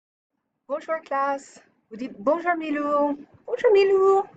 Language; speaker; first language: French; non-native, fluent; English